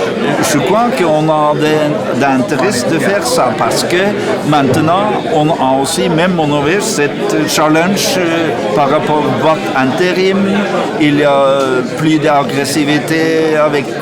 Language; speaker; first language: French; non-native, learner; Norwegian